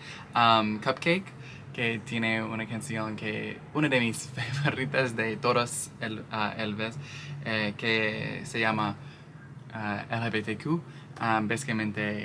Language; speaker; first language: Spanish; non-native, learner; English